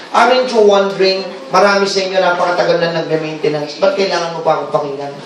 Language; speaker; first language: Filipino; native; Filipino